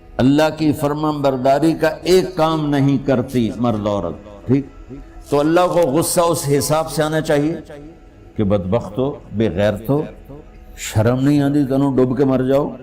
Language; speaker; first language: Urdu; non-native, local second language; Punjabi